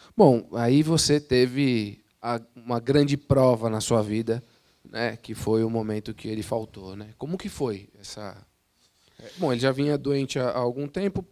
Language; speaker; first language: Portuguese; native; Portuguese